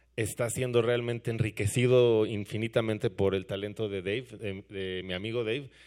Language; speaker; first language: Spanish; native; Spanish